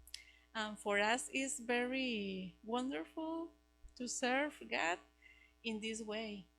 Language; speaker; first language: English; non-native, learner; Spanish